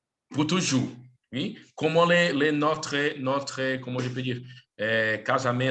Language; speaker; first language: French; non-native, learner; Portuguese